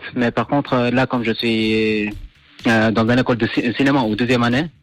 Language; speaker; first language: French; non-native, fluent; Persian